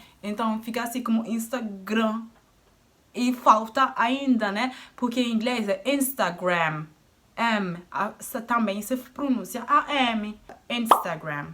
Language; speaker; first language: Portuguese; non-native, fluent; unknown